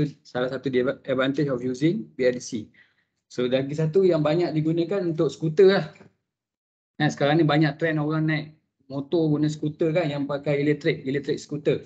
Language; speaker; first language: Malay; native; Malay